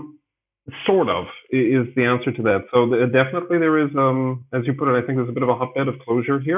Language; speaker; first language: English; native; English